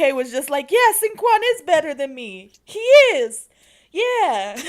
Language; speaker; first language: English; native; English